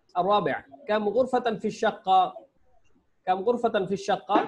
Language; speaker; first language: Arabic; non-native, fluent; Bangla